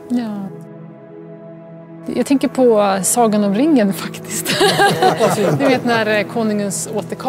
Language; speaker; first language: Swedish; native; Swedish